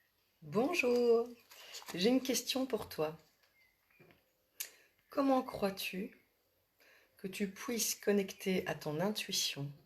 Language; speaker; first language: French; native; French